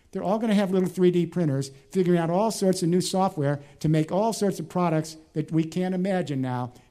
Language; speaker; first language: English; native; English